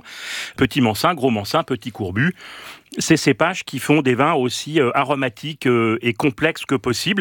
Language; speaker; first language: French; native; French